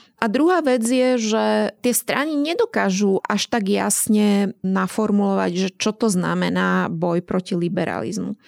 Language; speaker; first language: Slovak; native; Slovak